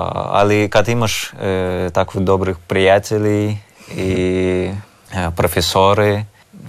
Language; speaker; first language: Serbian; non-native, learner; Russian